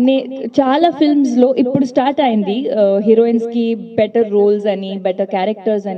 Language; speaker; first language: Telugu; non-native, fluent; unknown